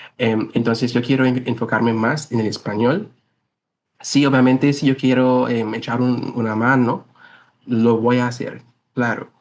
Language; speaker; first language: Spanish; non-native, fluent; English